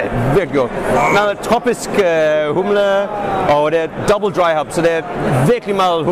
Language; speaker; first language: Danish; non-native, fluent; English